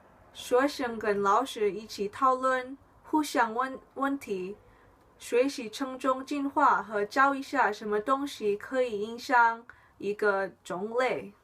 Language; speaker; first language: Chinese; non-native, learner; English